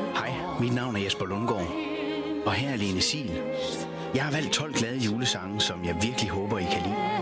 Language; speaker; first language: Danish; native; Danish